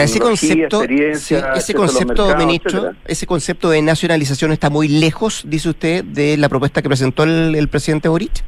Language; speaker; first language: Spanish; native; Spanish